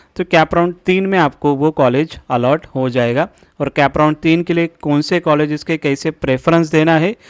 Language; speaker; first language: Hindi; non-native, local second language; Marathi